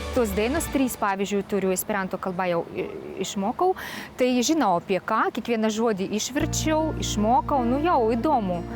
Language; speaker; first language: Lithuanian; non-native, fluent; Russian